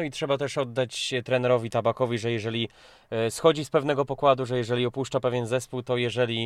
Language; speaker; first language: Polish; native; Polish